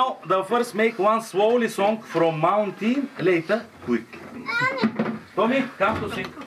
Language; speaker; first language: English; non-native, learner; Bulgarian